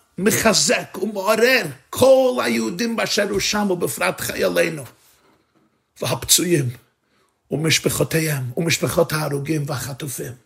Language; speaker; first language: Hebrew; non-native, fluent; English